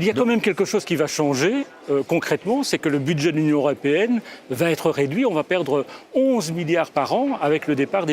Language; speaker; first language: French; native; French